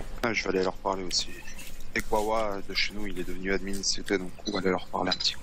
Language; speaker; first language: French; native; French